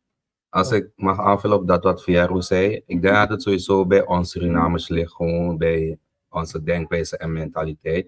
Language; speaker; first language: Dutch; native; Dutch